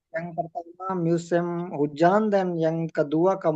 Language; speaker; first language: Indonesian; non-native, learner; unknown